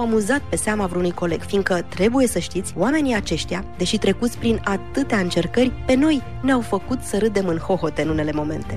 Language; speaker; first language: Romanian; native; Romanian